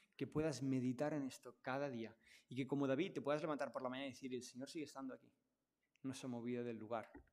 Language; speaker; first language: Spanish; non-native, local second language; Catalan